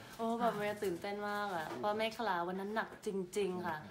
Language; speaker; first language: Thai; early bilingual, heritage; Thai